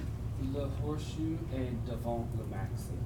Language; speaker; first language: French; non-native, learner; English